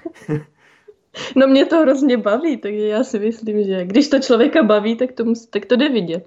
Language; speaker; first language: Czech; native; Czech